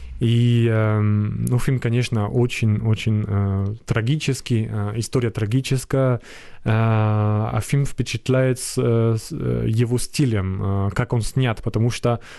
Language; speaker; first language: Russian; non-native, fluent; French